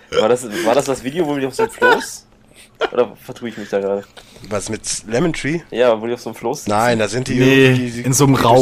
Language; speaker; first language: German; native; German